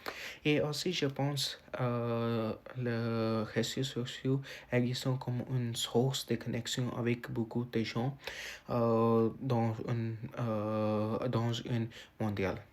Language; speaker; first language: French; non-native, learner; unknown